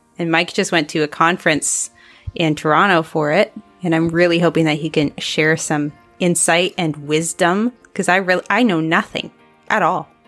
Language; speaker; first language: English; native; English